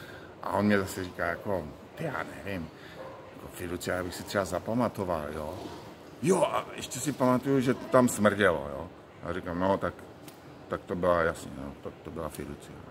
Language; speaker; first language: Czech; native; Czech